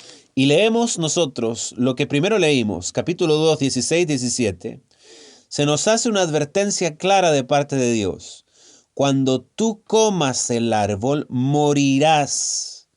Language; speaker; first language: Spanish; native; Spanish